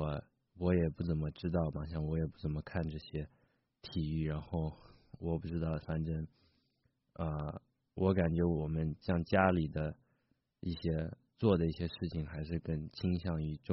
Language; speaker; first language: Chinese; early bilingual, heritage; Chinese